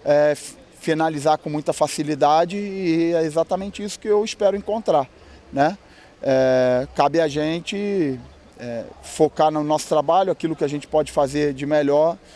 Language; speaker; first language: Portuguese; native; Portuguese